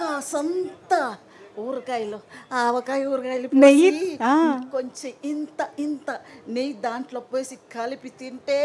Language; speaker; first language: Telugu; non-native, local second language; Tamil